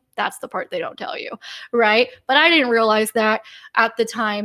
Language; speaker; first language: English; native; English